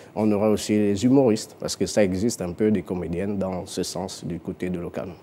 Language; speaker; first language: French; non-native, local second language; Fang